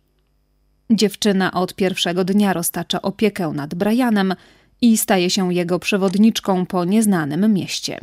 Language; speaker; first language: Polish; native; Polish